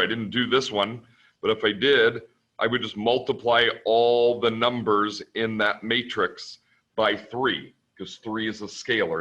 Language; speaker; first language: English; native; English